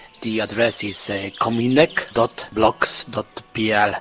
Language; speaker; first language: English; non-native, learner; Polish